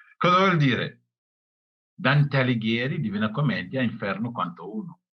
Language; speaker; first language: Italian; non-native, fluent; Wolof